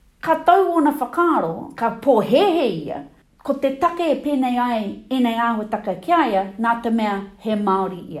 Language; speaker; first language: Māori; non-native, local second language; English